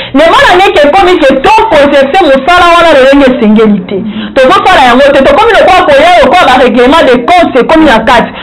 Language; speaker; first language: Lingala; native; Lingala